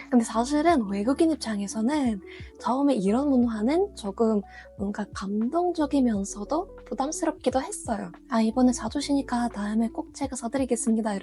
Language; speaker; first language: Korean; non-native, fluent; Russian